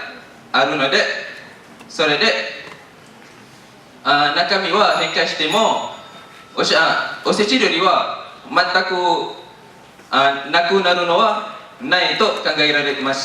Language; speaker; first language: Japanese; non-native, learner; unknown